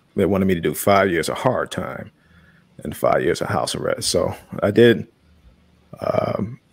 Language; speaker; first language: English; native; English